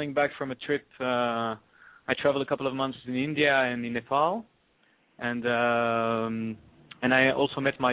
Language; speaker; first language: English; non-native, fluent; French